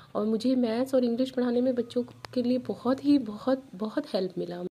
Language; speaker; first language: Hindi; native; Hindi